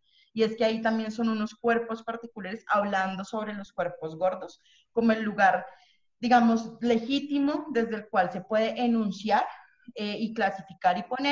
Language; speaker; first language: Spanish; native; Spanish